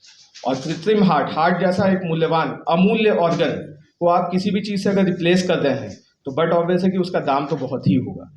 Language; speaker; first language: Hindi; native; Hindi